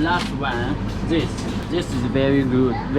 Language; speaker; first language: English; non-native, learner; Chinese